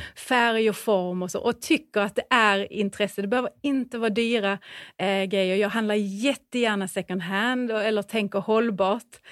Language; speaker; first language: Swedish; native; Swedish